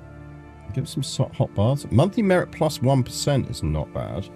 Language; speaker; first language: English; native; English